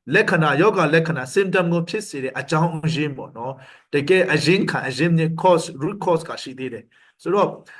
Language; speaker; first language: Burmese; non-native, local second language; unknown